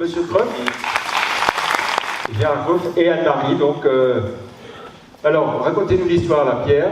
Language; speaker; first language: French; native; French